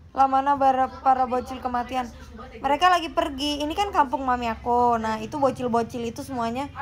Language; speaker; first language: Indonesian; native; Indonesian